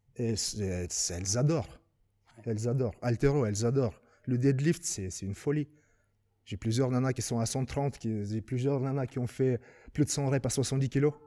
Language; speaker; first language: French; non-native, fluent; Lithuanian